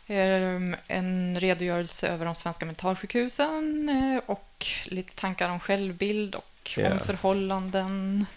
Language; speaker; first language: Swedish; native; Swedish